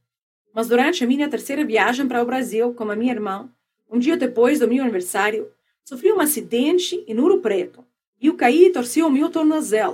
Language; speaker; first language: Portuguese; non-native, fluent; English